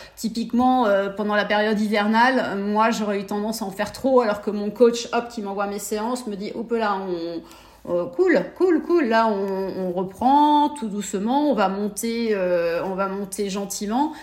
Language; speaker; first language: French; native; French